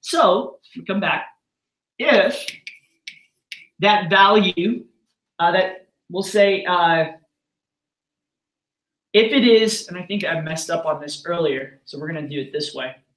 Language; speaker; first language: English; native; English